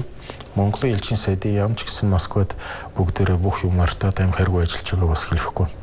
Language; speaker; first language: Mongolian; non-native, fluent; Russian